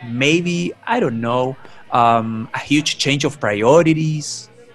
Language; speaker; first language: English; non-native, fluent; Spanish